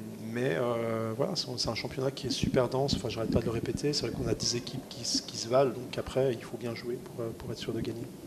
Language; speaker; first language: French; native; French